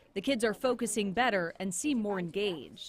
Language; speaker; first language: English; native; English